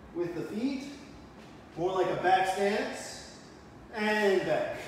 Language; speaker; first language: English; native; English